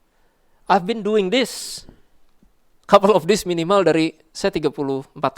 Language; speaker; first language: English; non-native, local second language; Indonesian